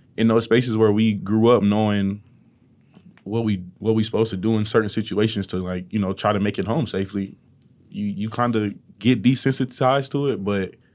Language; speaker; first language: English; native; English